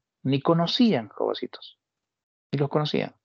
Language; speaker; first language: Spanish; native; Spanish